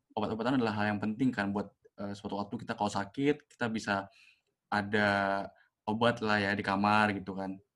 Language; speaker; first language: Indonesian; native; Indonesian